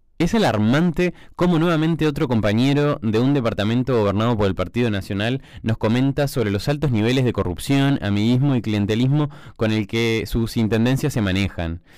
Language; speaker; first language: Spanish; native; Spanish